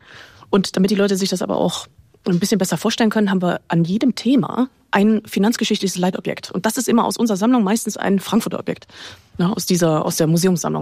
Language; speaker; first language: German; native; German